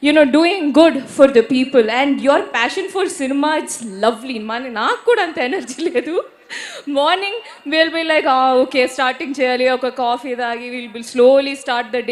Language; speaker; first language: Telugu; non-native, learner; Malayalam